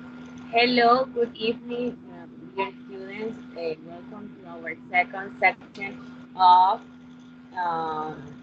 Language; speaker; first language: English; non-native, fluent; Spanish